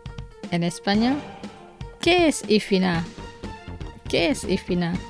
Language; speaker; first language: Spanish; non-native, fluent; Indonesian